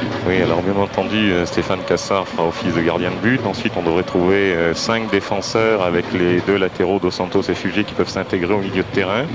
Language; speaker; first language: French; native; French